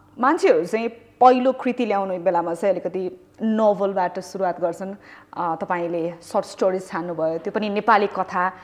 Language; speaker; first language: Nepali; native; Nepali